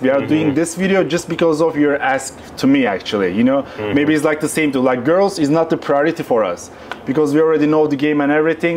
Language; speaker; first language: English; non-native, fluent; Turkish